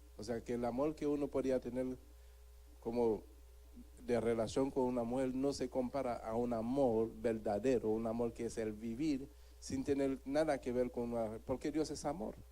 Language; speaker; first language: Spanish; non-native, fluent; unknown